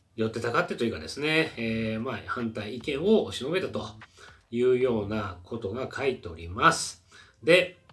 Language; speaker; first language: Japanese; native; Japanese